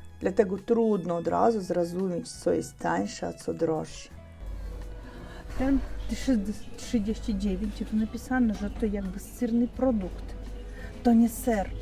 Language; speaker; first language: Polish; non-native, learner; Russian